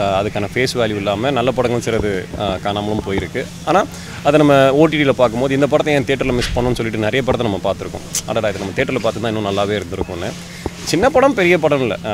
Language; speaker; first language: Tamil; native; Tamil